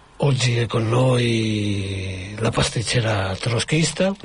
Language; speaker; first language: Italian; non-native, learner; Catalan